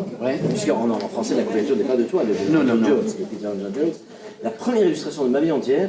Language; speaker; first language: French; native; French